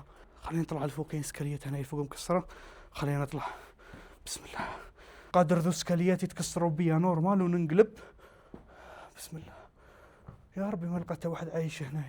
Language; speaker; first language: Arabic; native; Arabic